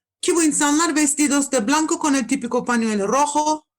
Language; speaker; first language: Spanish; non-native, fluent; Turkish